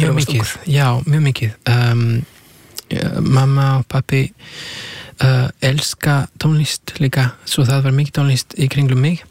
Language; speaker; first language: Icelandic; non-native, fluent; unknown